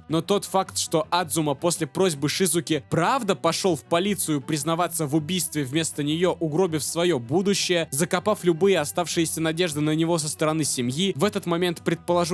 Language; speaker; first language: Russian; native; Russian